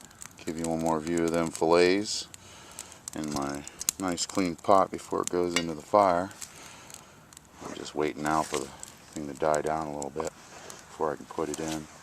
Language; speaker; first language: English; native; English